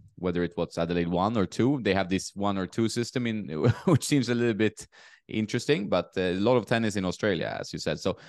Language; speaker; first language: English; non-native, fluent; Swedish